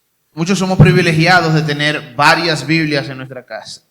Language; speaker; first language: Spanish; native; Spanish